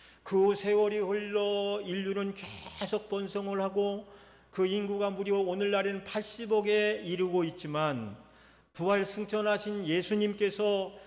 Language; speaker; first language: Korean; native; Korean